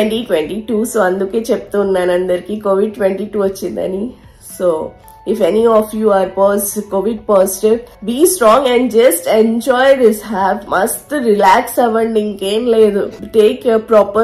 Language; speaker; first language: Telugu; native; Telugu